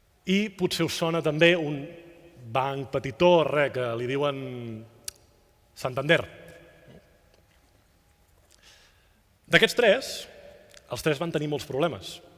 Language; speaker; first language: Catalan; native; Catalan